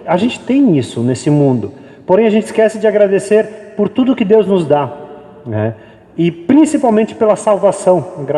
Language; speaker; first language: Portuguese; native; Portuguese